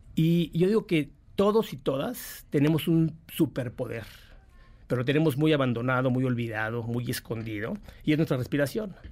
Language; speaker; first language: Spanish; native; Spanish